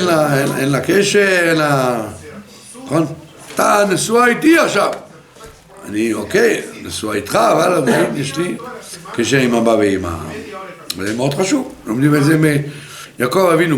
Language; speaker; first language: Hebrew; non-native, fluent; French